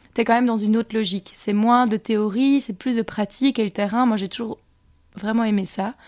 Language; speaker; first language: French; native; French